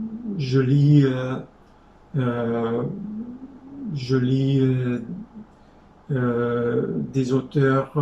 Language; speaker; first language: French; non-native, fluent; Hungarian